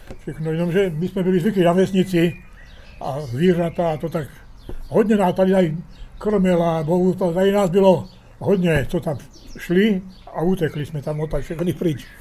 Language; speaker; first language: Czech; early bilingual, heritage; Czech